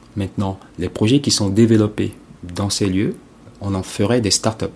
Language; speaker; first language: French; non-native, local second language; Ewe